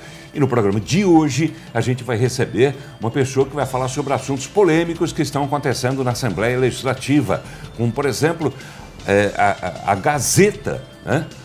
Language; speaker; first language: Portuguese; native; Portuguese